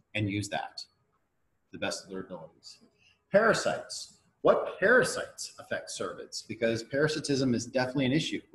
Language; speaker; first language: English; native; English